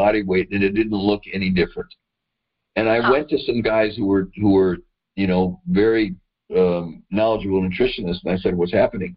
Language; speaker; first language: English; native; English